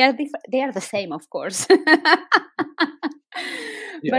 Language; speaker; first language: English; non-native, fluent; Spanish